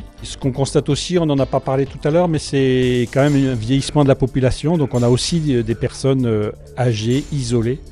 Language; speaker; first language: French; native; French